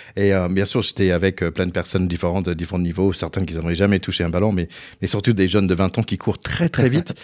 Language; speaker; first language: French; non-native, fluent; English